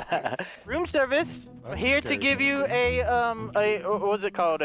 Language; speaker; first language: English; native; English